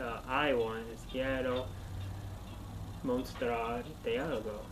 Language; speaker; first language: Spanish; non-native, learner; English